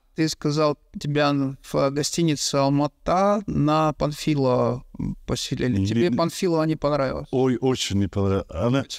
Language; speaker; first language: Russian; non-native, local second language; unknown